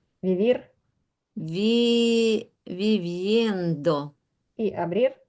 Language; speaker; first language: Spanish; non-native, learner; Ukrainian